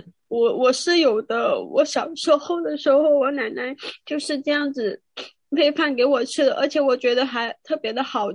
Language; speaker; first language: Chinese; non-native, local second language; Cantonese